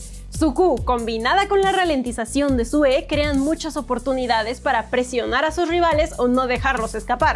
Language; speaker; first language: Spanish; native; Spanish